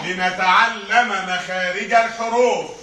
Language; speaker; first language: Arabic; native; Arabic